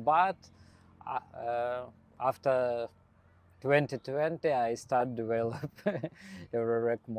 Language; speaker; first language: English; non-native, learner; Belarusian